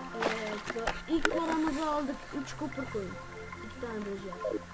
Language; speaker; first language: Turkish; native; Turkish